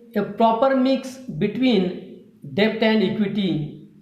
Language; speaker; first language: English; non-native, local second language; Marathi